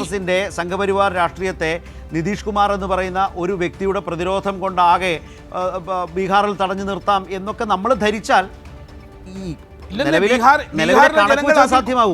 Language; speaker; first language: Malayalam; native; Malayalam